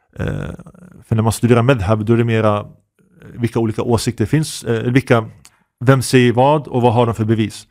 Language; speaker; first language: Swedish; native; Swedish